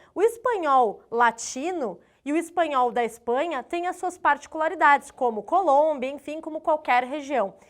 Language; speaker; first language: Portuguese; native; Portuguese